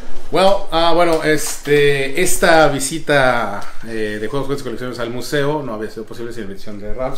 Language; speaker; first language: Spanish; native; Spanish